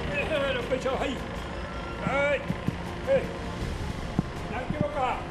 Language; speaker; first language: Japanese; native; Japanese